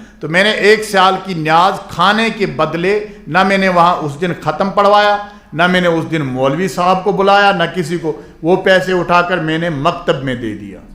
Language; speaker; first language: Urdu; non-native, local second language; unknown